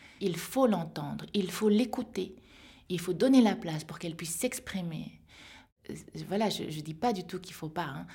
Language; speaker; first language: French; native; French